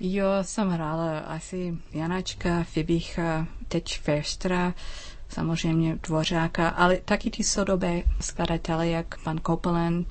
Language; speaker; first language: Czech; non-native, learner; English